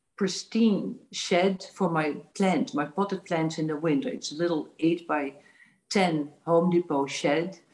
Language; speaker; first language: English; non-native, fluent; Dutch